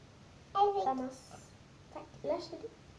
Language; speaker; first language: French; native; French